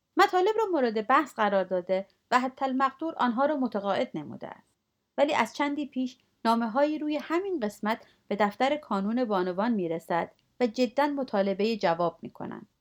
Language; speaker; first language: Persian; native; Persian